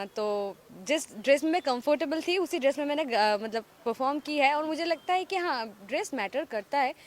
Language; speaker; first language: Hindi; non-native, local second language; Assamese